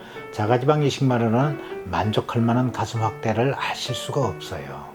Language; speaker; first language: Korean; native; Korean